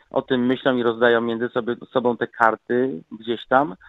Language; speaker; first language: Polish; native; Polish